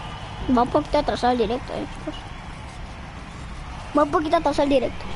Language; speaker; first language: Spanish; native; Spanish